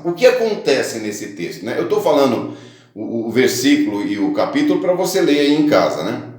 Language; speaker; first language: Portuguese; native; Portuguese